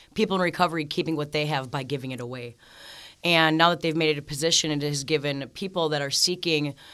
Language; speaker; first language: English; native; English